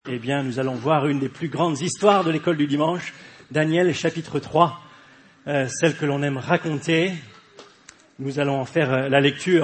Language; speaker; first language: French; native; French